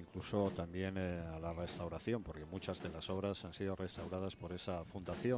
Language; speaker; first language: Spanish; native; Spanish